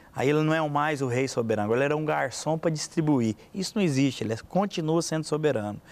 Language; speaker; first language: Portuguese; native; Portuguese